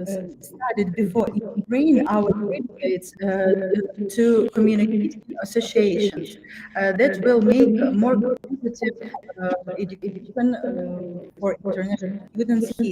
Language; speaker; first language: English; non-native, fluent; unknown